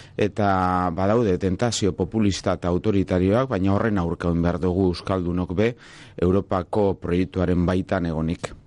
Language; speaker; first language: Basque; non-native, local second language; Spanish